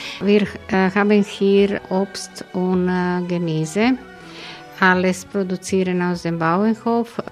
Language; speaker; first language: German; non-native, learner; Croatian